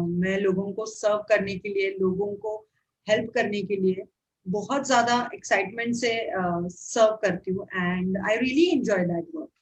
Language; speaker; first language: Hindi; non-native, local second language; Marathi